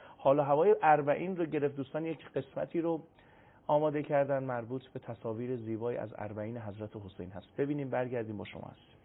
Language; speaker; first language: Persian; native; Persian